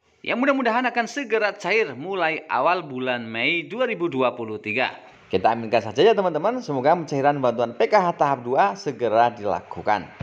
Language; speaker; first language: Indonesian; native; Indonesian